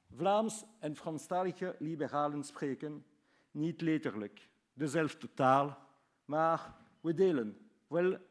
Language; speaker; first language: Dutch; non-native, local second language; French